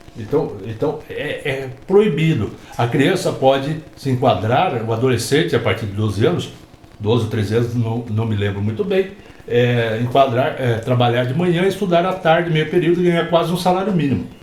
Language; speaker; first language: Portuguese; native; Portuguese